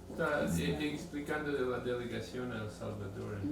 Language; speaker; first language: Spanish; non-native, fluent; English